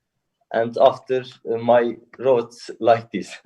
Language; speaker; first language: English; non-native, learner; Turkish